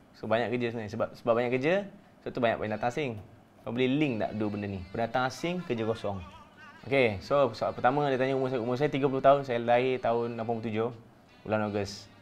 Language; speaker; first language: Malay; native; Malay